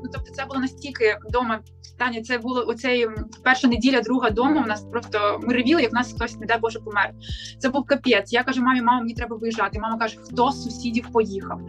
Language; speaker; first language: Ukrainian; native; Ukrainian